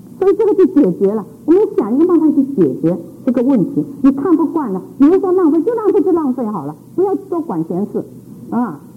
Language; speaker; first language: Chinese; native; Chinese